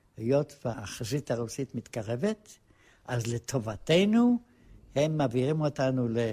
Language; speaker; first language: Hebrew; non-native, fluent; Polish